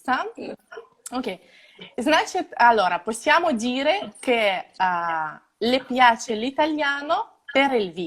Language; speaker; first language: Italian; non-native, fluent; Russian